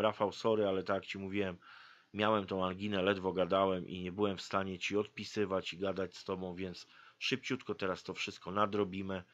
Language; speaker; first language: Polish; native; Polish